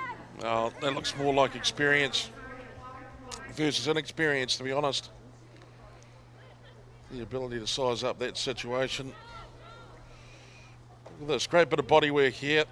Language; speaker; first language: English; native; English